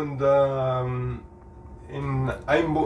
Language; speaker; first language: German; non-native, learner; Arabic